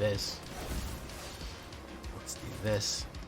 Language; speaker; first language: English; native; English